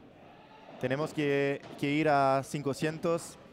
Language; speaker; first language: Spanish; non-native, learner; French